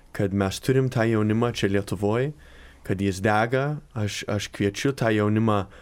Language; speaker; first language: Lithuanian; early bilingual, heritage; Lithuanian